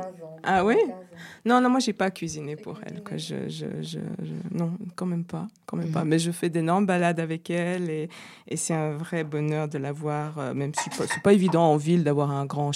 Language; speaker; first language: French; native; French